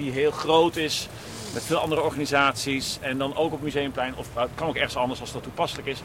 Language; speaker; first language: Dutch; native; Dutch